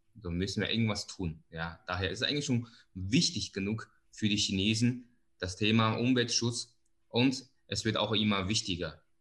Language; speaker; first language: German; non-native, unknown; Chinese